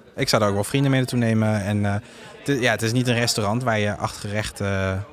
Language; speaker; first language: Dutch; non-native, fluent; French